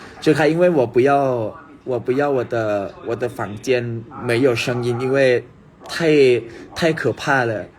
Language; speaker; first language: Chinese; non-native, learner; Thai